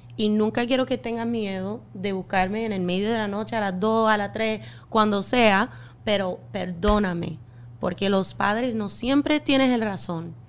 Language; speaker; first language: Spanish; non-native, fluent; English